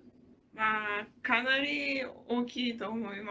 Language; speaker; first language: Japanese; non-native, fluent; Bulgarian